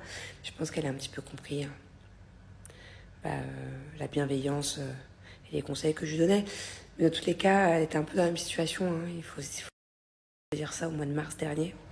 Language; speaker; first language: French; native; French